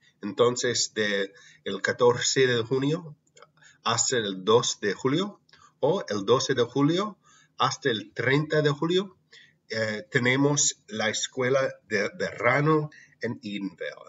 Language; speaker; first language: Spanish; non-native, learner; English